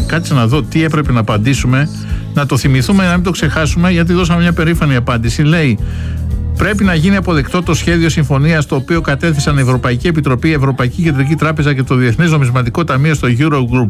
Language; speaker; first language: Greek; native; Greek